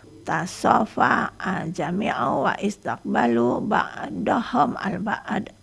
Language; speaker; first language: Arabic; non-native, fluent; Indonesian